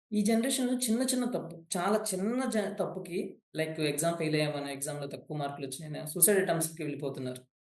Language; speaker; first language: Telugu; native; Telugu